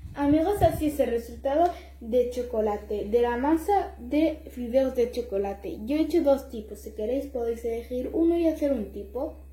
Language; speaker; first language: Spanish; non-native, learner; Arabic